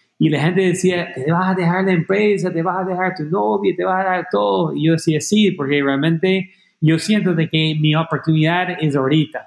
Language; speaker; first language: Spanish; non-native, fluent; English